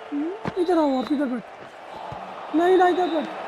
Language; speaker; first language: Hindi; native; Hindi